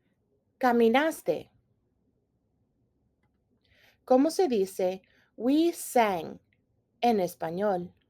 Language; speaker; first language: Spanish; non-native, fluent; English